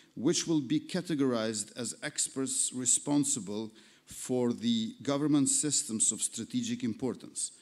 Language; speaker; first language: English; non-native, fluent; Albanian